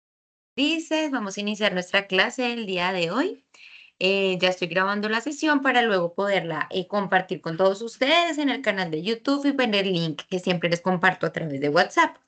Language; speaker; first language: Spanish; native; Spanish